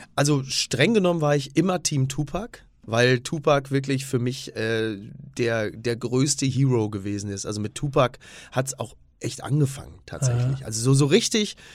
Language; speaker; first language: German; native; German